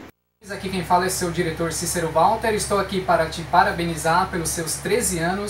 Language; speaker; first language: Portuguese; native; Portuguese